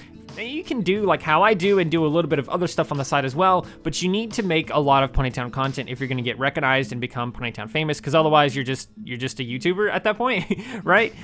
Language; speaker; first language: English; native; English